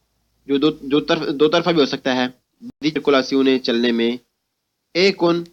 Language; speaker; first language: Italian; non-native, fluent; Urdu